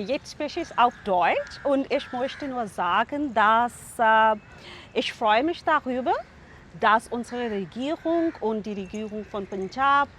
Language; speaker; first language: German; non-native, fluent; Urdu